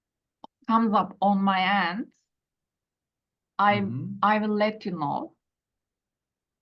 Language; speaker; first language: English; non-native, learner; Turkish